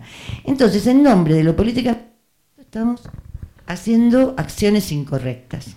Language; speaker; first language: Spanish; native; Spanish